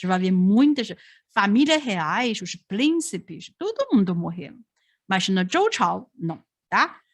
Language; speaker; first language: Portuguese; non-native, fluent; Chinese